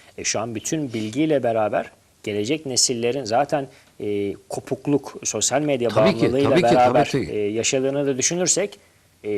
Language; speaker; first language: Turkish; native; Turkish